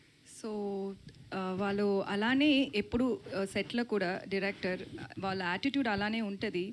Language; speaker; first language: Telugu; non-native, learner; Tamil